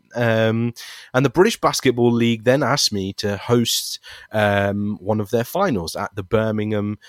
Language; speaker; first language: English; native; English